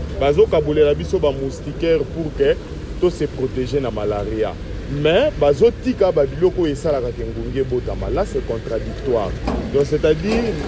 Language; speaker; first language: Lingala; native; Lingala